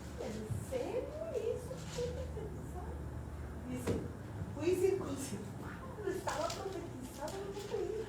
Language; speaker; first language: Spanish; early bilingual, heritage; Spanish